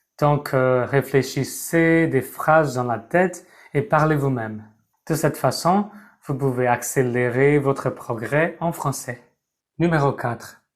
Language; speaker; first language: French; non-native, fluent; Burmese